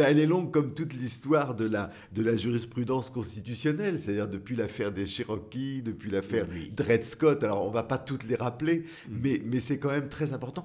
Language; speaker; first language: French; native; French